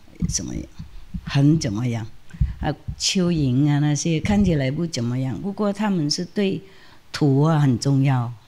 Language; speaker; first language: Chinese; non-native, fluent; Vietnamese